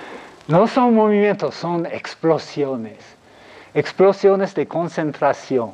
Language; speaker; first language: Spanish; non-native, fluent; English